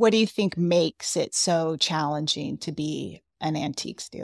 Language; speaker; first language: English; native; English